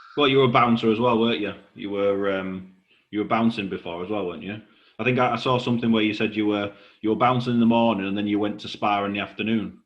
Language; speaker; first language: English; native; English